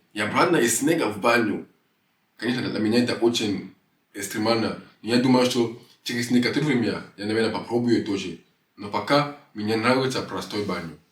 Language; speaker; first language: Russian; non-native, fluent; French